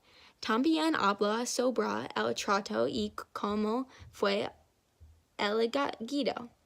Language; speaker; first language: Spanish; non-native, learner; English